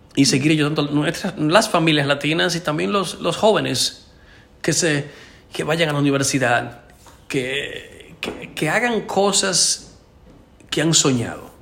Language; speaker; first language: Spanish; native; Spanish